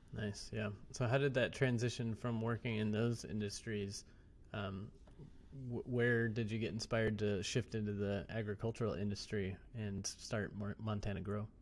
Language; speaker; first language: English; native; English